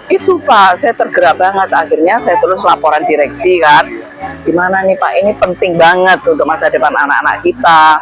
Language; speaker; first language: Indonesian; native; Indonesian